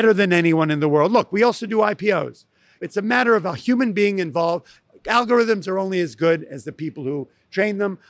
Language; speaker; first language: English; native; English